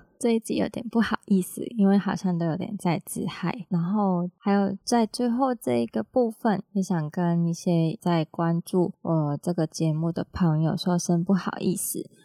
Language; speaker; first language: Chinese; non-native, local second language; Cantonese